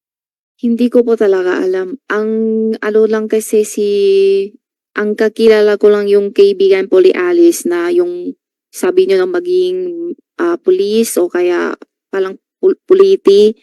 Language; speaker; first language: Filipino; non-native, learner; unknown